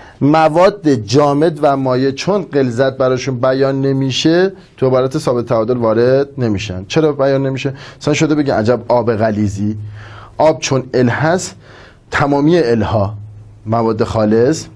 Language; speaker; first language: Persian; native; Persian